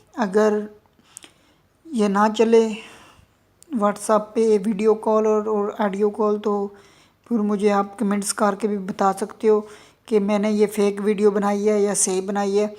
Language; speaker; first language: Urdu; non-native, local second language; Punjabi